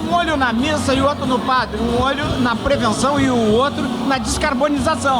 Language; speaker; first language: Portuguese; native; Portuguese